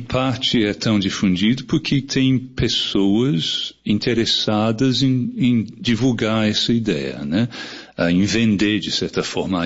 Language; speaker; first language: Portuguese; non-native, fluent; English